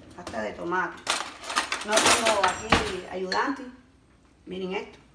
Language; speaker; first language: Spanish; native; Spanish